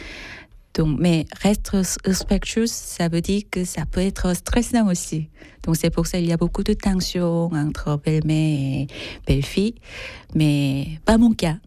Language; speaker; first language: French; non-native, fluent; Korean